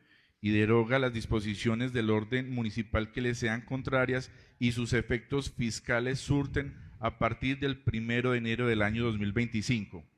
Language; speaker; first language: Spanish; native; Spanish